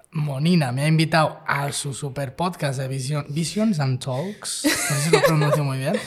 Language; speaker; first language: Spanish; early bilingual, other home language; Arabic